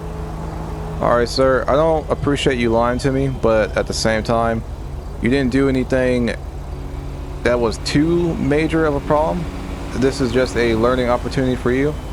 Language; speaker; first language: English; native; English